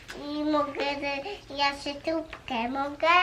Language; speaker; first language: Polish; early bilingual, heritage; Polish